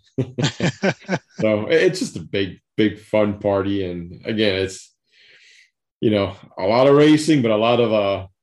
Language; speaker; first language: English; early bilingual, other home language; Spanish